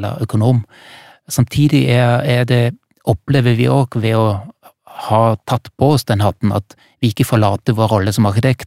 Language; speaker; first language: Norwegian; non-native, fluent; German